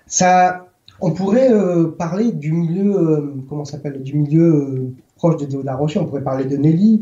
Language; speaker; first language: French; native; French